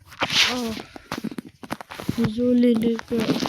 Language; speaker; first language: French; native; French